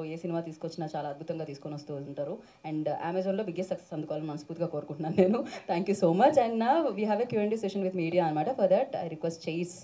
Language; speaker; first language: Telugu; native; Telugu